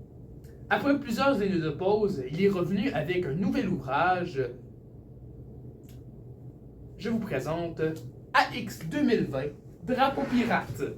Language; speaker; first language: French; native; French